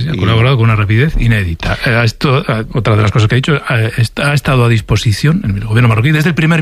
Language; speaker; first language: Spanish; native; Spanish